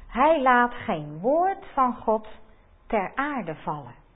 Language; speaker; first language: Dutch; native; Dutch